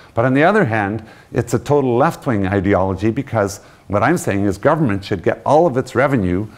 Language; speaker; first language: English; native; English